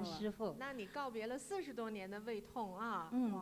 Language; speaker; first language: Chinese; native; Chinese